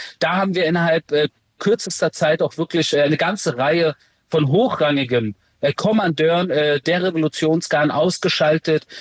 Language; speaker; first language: German; early bilingual, other home language; Persian